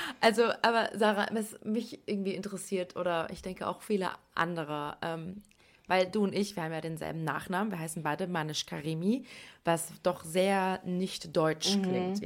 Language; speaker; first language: German; early bilingual, other home language; Persian